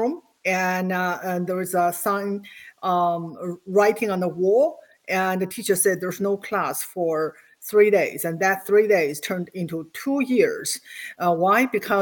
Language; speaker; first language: English; non-native, fluent; Chinese